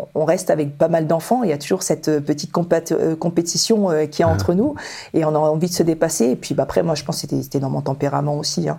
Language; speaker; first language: French; early bilingual, other home language; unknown